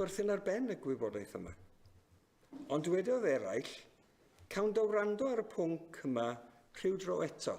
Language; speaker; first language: Welsh; native; Welsh